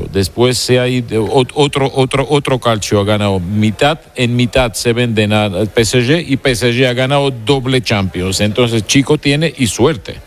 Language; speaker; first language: Spanish; non-native, fluent; Georgian